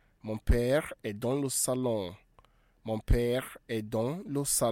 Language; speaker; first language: French; non-native, fluent; English